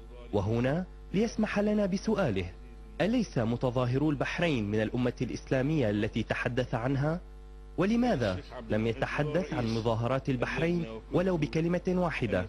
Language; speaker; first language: Arabic; native; Arabic